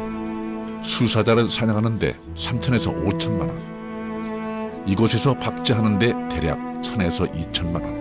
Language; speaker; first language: Korean; native; Korean